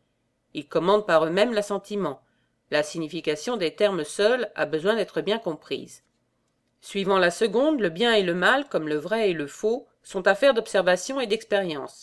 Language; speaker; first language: French; native; French